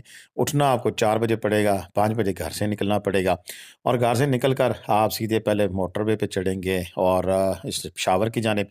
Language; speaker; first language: Hindi; non-native, local second language; Punjabi